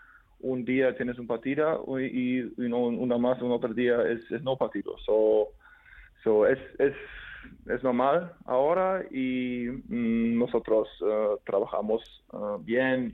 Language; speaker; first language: Spanish; non-native, learner; German